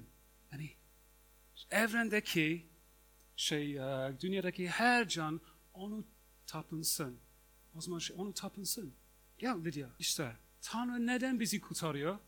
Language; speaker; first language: Turkish; non-native, fluent; English